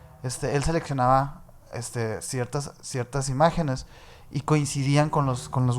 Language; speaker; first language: Spanish; native; Spanish